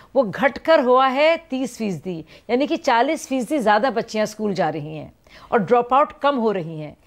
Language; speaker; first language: Hindi; native; Hindi